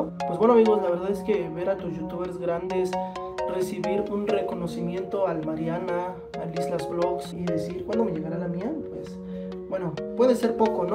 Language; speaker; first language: Spanish; native; Spanish